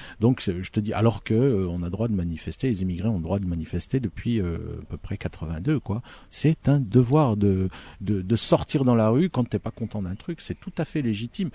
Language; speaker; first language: French; early bilingual, other home language; Arabic